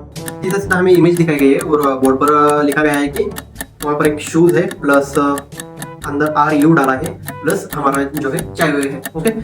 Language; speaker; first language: Hindi; non-native, local second language; Marathi